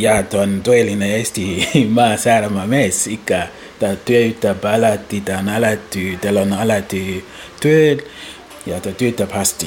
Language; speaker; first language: Estonian; non-native, learner; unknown